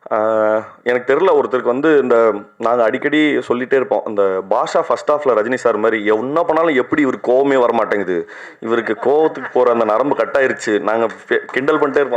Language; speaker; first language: Tamil; native; Tamil